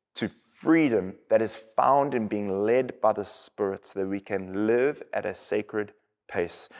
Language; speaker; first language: English; native; English